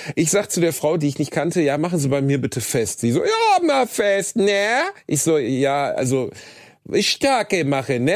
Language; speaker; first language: German; native; German